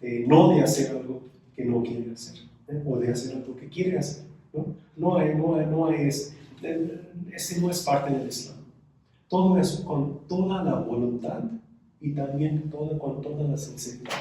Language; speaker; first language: Spanish; non-native, fluent; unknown